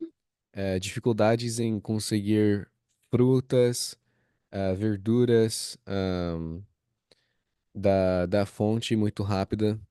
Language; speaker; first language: Portuguese; non-native, fluent; English